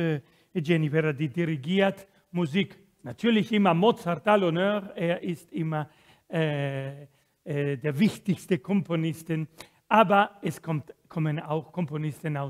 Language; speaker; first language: German; non-native, fluent; Spanish